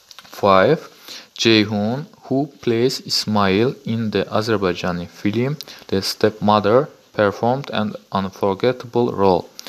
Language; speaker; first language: English; non-native, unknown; Azerbaijani